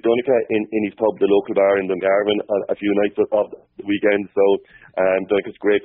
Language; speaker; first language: English; native; English